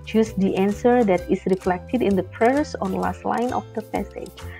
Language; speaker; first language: English; non-native, fluent; Indonesian